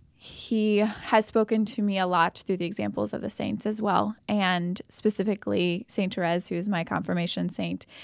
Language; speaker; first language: English; native; English